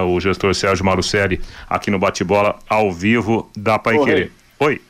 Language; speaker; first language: Portuguese; native; Portuguese